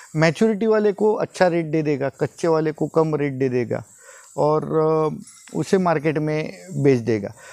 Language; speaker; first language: Hindi; non-native, local second language; Marathi